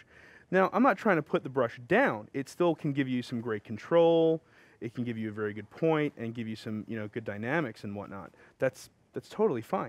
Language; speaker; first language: English; native; English